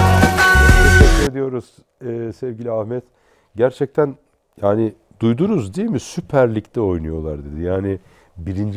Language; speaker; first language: Turkish; native; Turkish